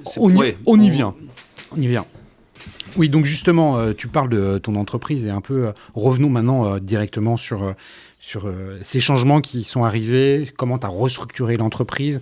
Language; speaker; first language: French; native; French